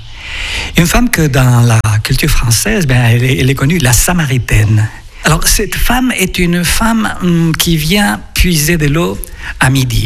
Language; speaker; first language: French; non-native, fluent; Spanish